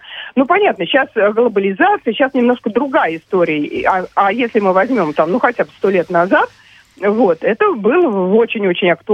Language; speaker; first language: Russian; native; Russian